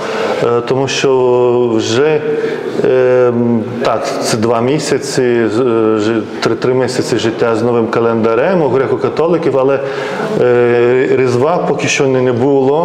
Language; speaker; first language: Ukrainian; non-native, fluent; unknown